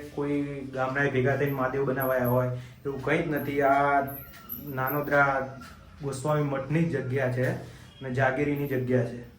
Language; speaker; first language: Gujarati; native; Gujarati